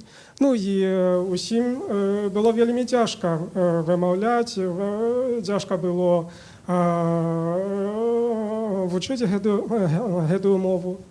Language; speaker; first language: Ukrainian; non-native, fluent; Chinese